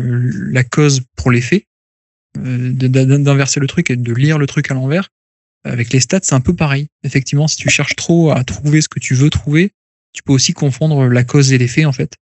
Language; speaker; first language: French; native; French